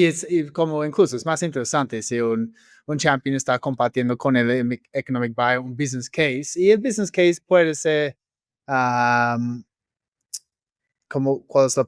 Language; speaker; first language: Spanish; non-native, fluent; English